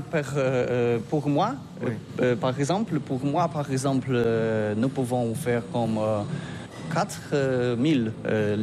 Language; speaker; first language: French; non-native, learner; Polish